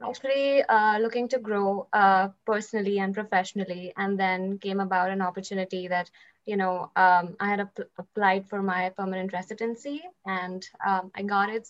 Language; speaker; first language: English; non-native, local second language; Hindi